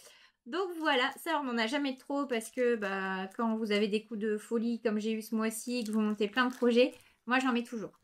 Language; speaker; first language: French; native; French